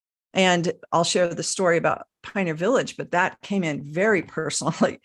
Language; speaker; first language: English; native; English